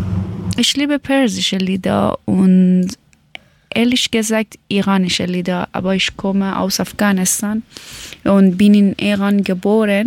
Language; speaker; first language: German; non-native, fluent; Persian